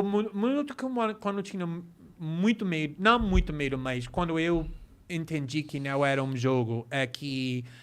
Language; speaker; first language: Portuguese; non-native, fluent; English